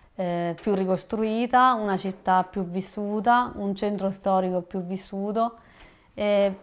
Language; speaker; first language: Italian; native; Italian